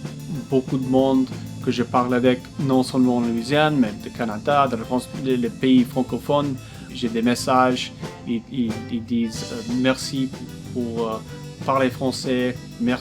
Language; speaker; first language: French; non-native, local second language; English